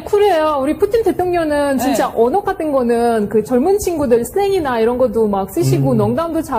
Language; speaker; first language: Korean; non-native, fluent; Russian